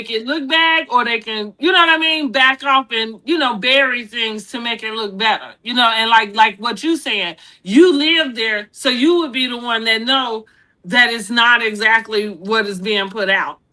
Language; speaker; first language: English; native; English